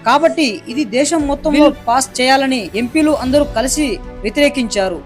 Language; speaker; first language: Telugu; non-native, local second language; Lambadi